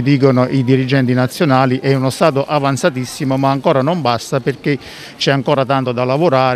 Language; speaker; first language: Italian; native; Italian